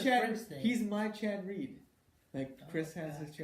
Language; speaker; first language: English; native; English